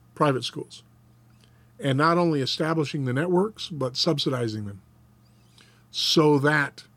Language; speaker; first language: English; native; English